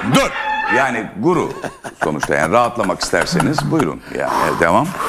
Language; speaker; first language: Turkish; native; Turkish